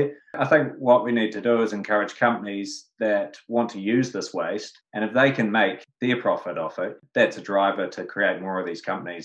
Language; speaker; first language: English; native; English